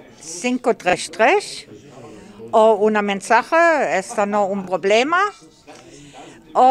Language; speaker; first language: Spanish; non-native, learner; German